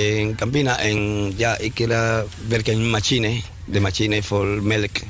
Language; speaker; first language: Dutch; non-native, learner; Spanish